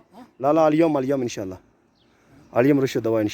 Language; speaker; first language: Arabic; non-native, learner; Punjabi